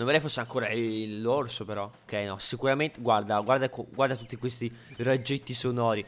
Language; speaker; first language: Italian; native; Italian